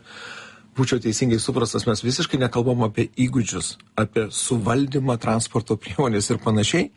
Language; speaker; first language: Lithuanian; native; Lithuanian